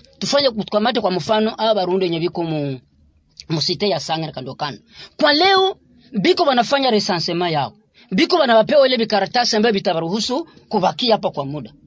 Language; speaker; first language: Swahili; non-native, local second language; Rundi